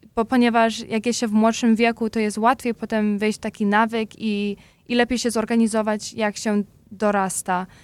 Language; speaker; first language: Polish; early bilingual, heritage; Polish